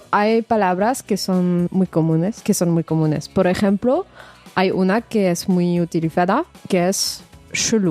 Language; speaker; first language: Spanish; non-native, fluent; French